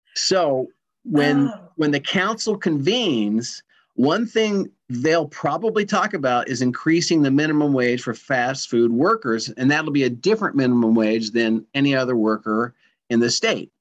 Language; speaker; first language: English; native; English